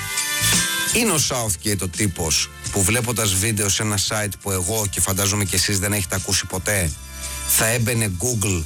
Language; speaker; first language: Greek; native; Greek